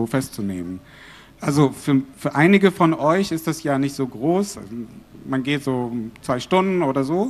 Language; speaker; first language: German; non-native, fluent; Arabic